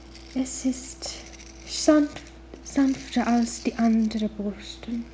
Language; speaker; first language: German; non-native, learner; English